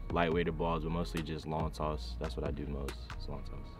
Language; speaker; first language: English; native; English